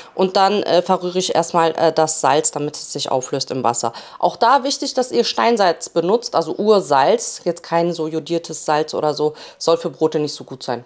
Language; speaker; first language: German; early bilingual, other home language; Polish